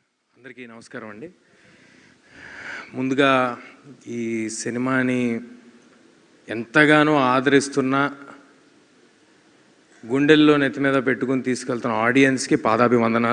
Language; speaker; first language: Telugu; native; Telugu